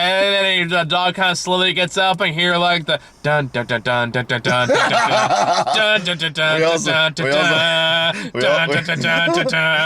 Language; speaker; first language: English; native; English